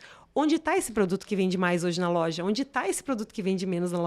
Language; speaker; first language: Portuguese; native; Portuguese